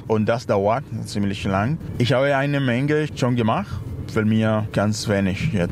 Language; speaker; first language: German; non-native, fluent; Spanish